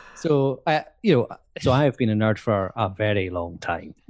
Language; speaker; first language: English; native; English